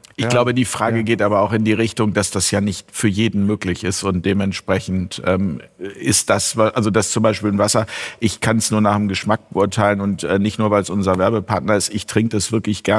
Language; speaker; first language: German; native; German